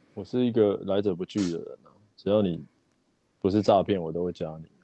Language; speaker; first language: Chinese; non-native, local second language; Min Nan Chinese